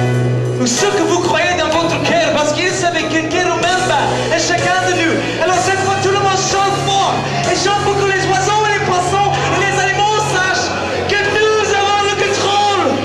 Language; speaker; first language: French; non-native, fluent; English